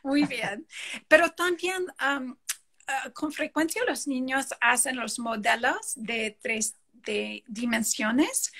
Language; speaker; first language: Spanish; non-native, fluent; English